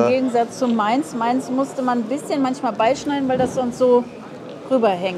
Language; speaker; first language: German; native; German